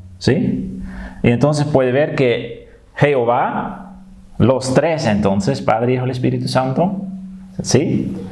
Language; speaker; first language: Spanish; non-native, fluent; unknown